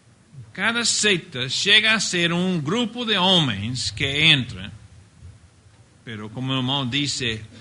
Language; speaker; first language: Spanish; non-native, fluent; Portuguese